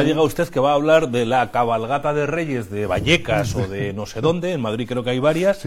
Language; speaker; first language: Spanish; native; Spanish